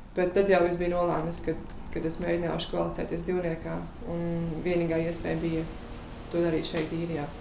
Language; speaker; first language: Latvian; native; Latvian